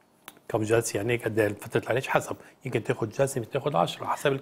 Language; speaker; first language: Arabic; native; Arabic